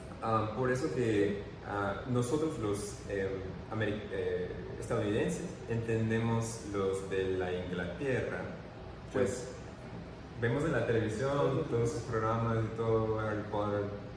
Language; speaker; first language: Spanish; non-native, fluent; English